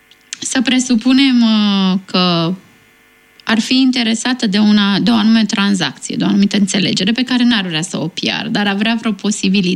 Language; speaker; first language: Romanian; native; Romanian